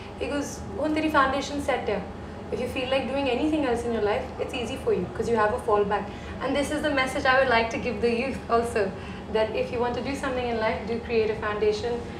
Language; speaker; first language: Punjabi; early bilingual, heritage; Punjabi